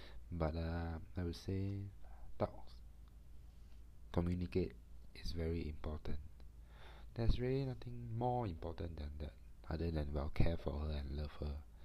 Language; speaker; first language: English; non-native, local second language; Chinese